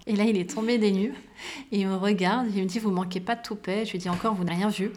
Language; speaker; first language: French; early bilingual, other home language; Arabic